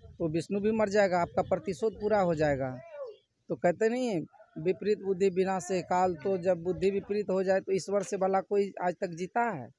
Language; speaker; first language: Hindi; native; Hindi